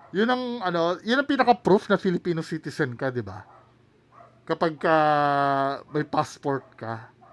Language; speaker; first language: Filipino; native; Filipino